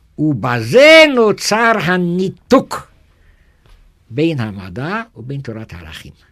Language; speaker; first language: Hebrew; non-native, fluent; German